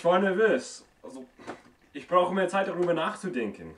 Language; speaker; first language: German; non-native, learner; English